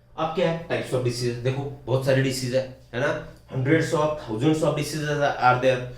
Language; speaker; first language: Hindi; non-native, local second language; Marathi